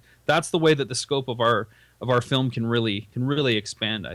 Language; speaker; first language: English; native; English